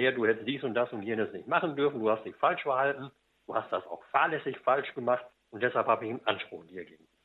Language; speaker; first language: German; native; German